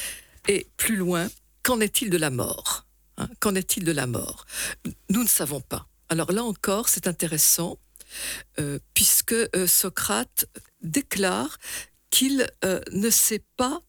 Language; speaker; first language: French; native; French